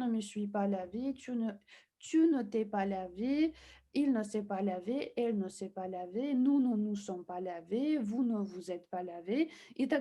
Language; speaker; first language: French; non-native, fluent; Russian